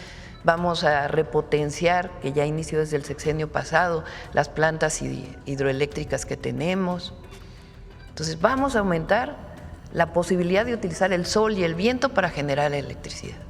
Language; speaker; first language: Spanish; native; Spanish